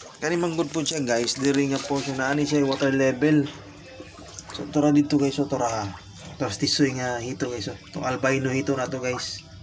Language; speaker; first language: Cebuano; native; Cebuano